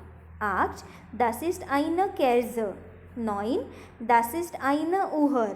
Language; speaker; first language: German; non-native, fluent; Marathi